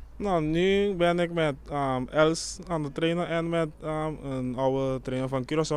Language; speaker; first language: Dutch; non-native, local second language; Papiamento